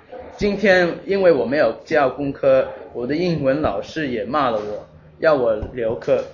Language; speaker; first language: Chinese; non-native, local second language; Cantonese